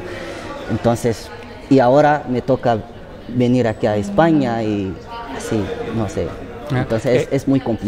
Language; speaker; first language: Spanish; non-native, fluent; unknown